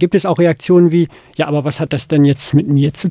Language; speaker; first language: German; native; German